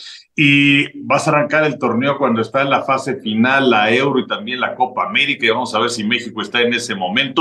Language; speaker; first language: Spanish; native; Spanish